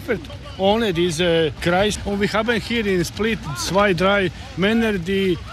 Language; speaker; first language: German; non-native, learner; Croatian